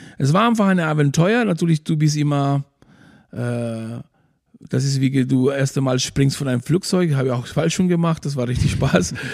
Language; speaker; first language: German; non-native, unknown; Spanish